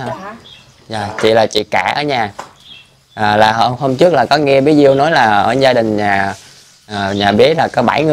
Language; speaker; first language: Vietnamese; native; Vietnamese